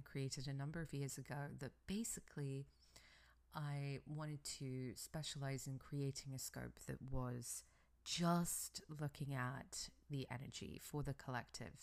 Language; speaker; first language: English; native; English